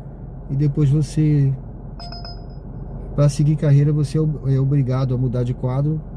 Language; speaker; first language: Portuguese; native; Portuguese